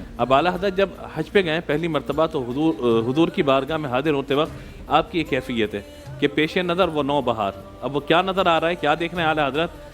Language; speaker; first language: Urdu; native; Urdu